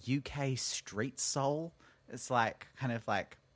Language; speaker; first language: English; native; English